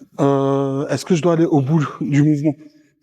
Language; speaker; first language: French; native; French